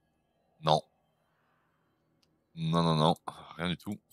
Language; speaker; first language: French; native; French